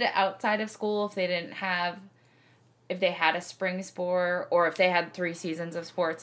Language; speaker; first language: English; native; English